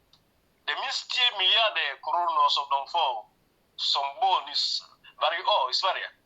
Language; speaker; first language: Swedish; non-native, learner; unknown